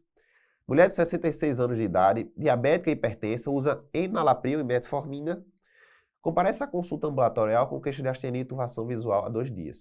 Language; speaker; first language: Portuguese; native; Portuguese